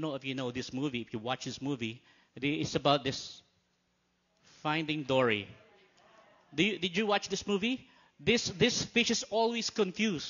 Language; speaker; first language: English; non-native, local second language; Filipino